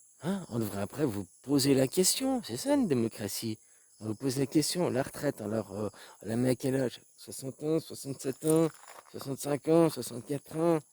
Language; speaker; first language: French; native; French